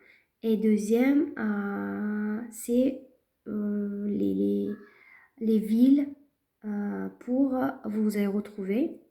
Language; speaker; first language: French; non-native, fluent; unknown